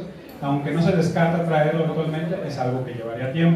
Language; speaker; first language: Spanish; native; Spanish